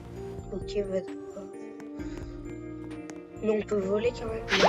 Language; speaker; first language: French; native; French